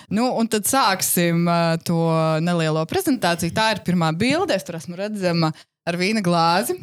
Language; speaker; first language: Latvian; native; Latvian